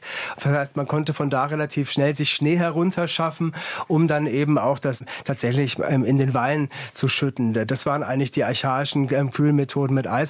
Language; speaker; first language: German; native; German